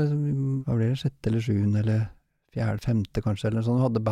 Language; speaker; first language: Norwegian; native; Norwegian